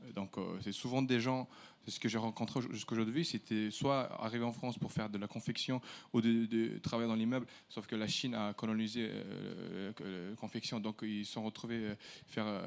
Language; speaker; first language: French; early bilingual, other home language; Turkish